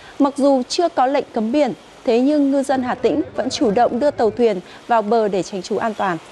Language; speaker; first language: Vietnamese; native; Vietnamese